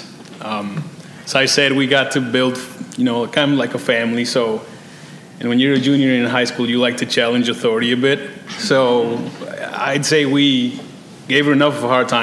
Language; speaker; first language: English; early bilingual, other home language; Spanish